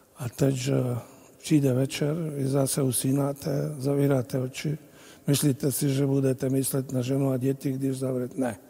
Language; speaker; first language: Czech; non-native, fluent; Bosnian